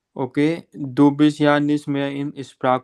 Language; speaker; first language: German; non-native, fluent; Hindi